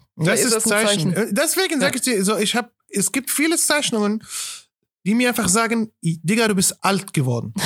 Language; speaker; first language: German; non-native, fluent; Arabic